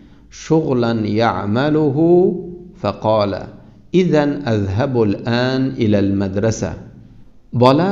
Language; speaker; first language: Arabic; non-native, fluent; Uzbek